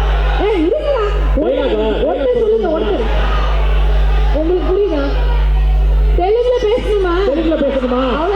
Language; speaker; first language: Tamil; native; Tamil